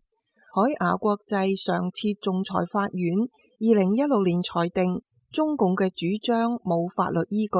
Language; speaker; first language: Chinese; non-native, local second language; Cantonese